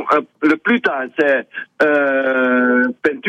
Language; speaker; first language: French; non-native, learner; Dutch